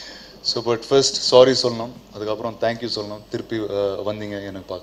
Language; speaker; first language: Tamil; non-native, local second language; Telugu